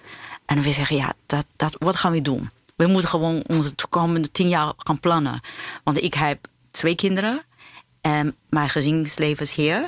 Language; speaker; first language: Dutch; non-native, fluent; Chinese